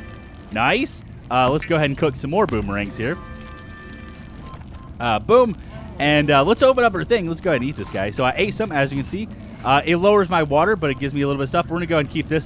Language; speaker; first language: English; native; English